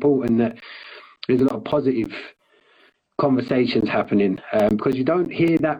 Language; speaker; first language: English; native; English